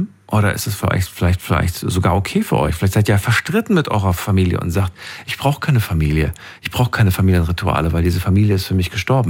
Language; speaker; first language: German; native; German